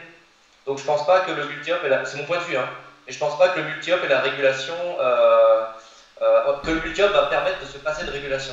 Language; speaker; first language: French; native; French